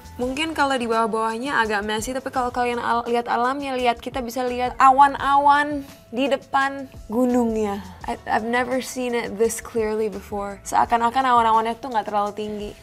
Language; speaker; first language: Indonesian; non-native, local second language; English